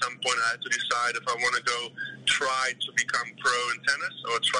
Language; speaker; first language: English; non-native, fluent; German